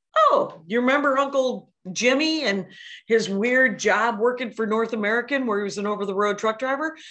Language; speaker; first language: English; native; English